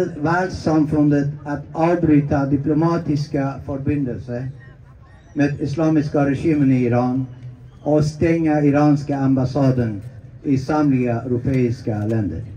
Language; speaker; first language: Swedish; non-native, fluent; Persian